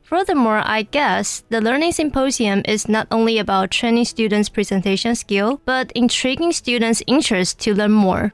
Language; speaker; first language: English; non-native, fluent; Chinese